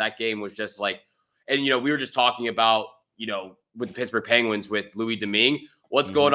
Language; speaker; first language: English; native; English